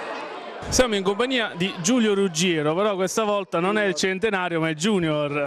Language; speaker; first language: Italian; native; Italian